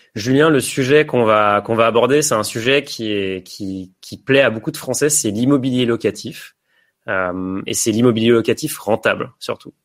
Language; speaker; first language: French; native; French